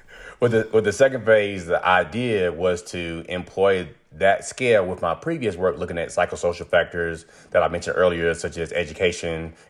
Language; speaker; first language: English; native; English